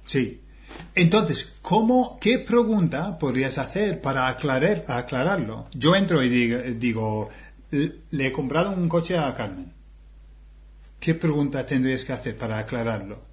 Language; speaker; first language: Spanish; non-native, fluent; English